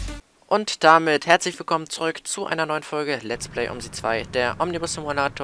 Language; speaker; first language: German; native; German